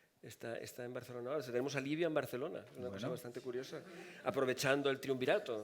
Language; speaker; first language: Spanish; native; Spanish